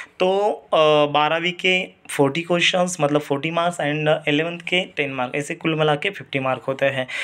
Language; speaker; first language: Hindi; non-native, local second language; Marathi